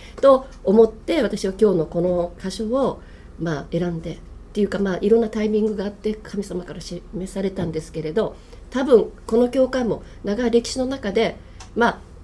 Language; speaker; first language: Japanese; native; Japanese